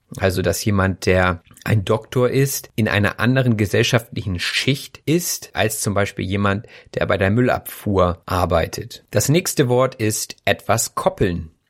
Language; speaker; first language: German; native; German